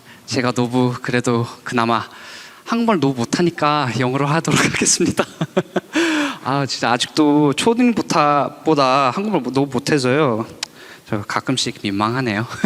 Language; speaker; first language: Korean; early bilingual, heritage; English